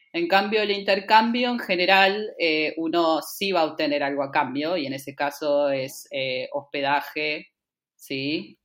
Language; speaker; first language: Spanish; native; Spanish